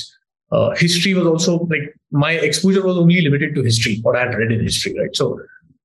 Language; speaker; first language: English; non-native, local second language; Hindi